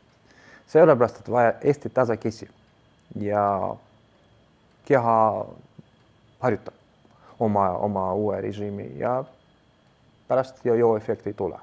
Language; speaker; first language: Estonian; non-native, learner; Russian